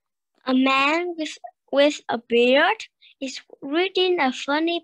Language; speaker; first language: English; non-native, learner; Vietnamese